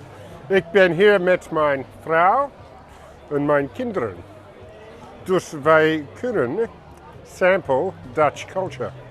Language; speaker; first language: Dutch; non-native, learner; English